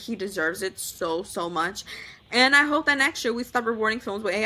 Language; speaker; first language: English; native; English